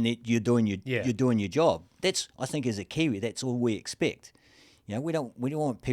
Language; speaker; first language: English; native; English